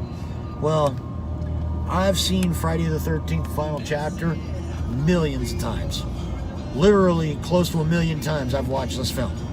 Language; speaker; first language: English; native; English